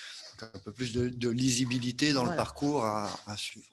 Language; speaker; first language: French; native; French